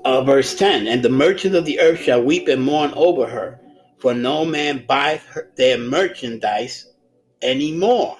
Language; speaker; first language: English; native; English